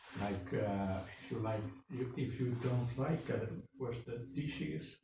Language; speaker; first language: English; non-native, fluent; Finnish